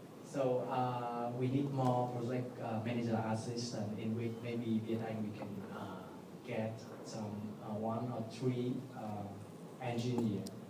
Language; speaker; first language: English; non-native, learner; Vietnamese